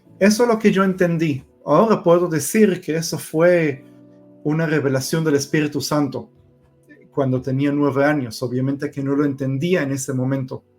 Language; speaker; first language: Spanish; early bilingual, heritage; Hebrew